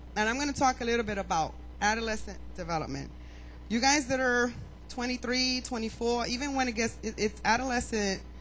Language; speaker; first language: English; early bilingual, other home language; Spanish